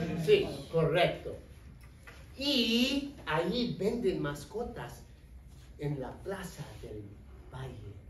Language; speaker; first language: Spanish; non-native, fluent; English